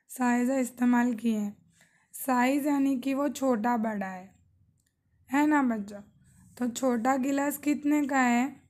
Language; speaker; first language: Urdu; native; Urdu